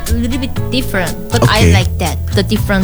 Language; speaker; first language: English; non-native, learner; Korean